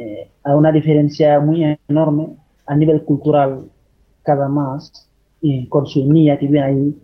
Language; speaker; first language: Spanish; non-native, fluent; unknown